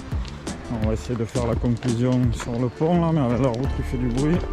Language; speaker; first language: French; native; French